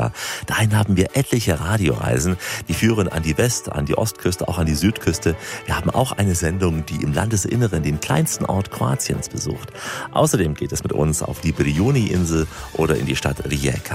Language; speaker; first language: German; native; German